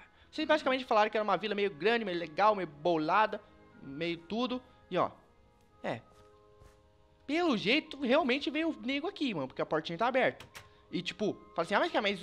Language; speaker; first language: Portuguese; native; Portuguese